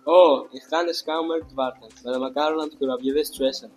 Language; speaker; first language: German; non-native, learner; Greek